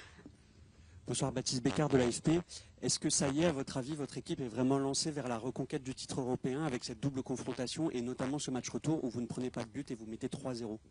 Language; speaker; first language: French; native; French